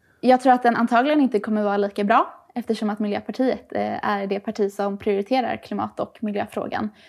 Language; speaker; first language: Swedish; early bilingual, other home language; Persian